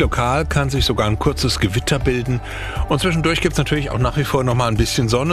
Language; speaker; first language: German; native; German